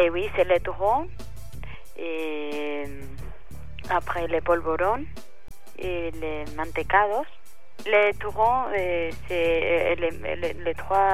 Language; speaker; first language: French; non-native, fluent; Spanish